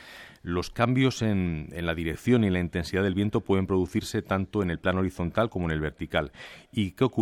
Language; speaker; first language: Spanish; native; Spanish